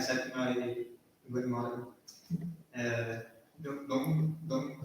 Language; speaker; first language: English; non-native, learner; Portuguese